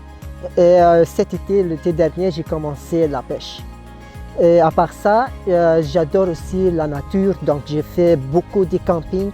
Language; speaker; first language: French; non-native, local second language; Arabic